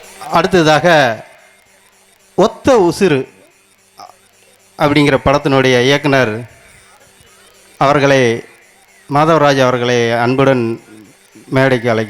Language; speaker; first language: Tamil; native; Tamil